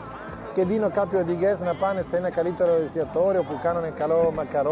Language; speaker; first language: Greek; non-native, learner; Italian